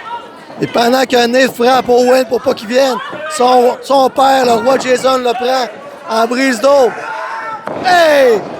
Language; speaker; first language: French; native; French